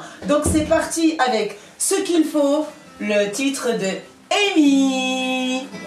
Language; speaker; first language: French; native; French